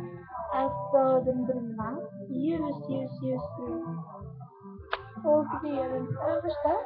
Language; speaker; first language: Swedish; non-native, learner; Korean